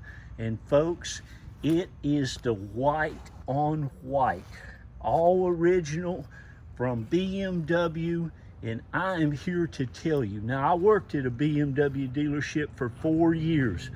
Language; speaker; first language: English; native; English